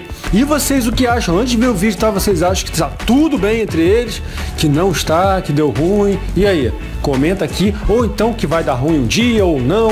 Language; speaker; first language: Portuguese; native; Portuguese